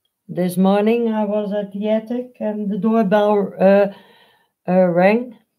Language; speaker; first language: English; non-native, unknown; Dutch